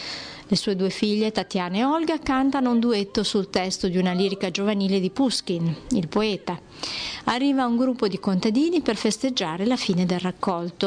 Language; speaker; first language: Italian; native; Italian